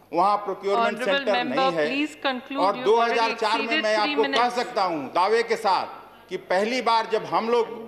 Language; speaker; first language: Hindi; native; Hindi